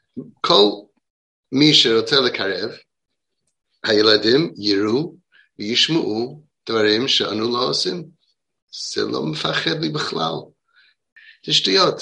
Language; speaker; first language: Hebrew; non-native, fluent; English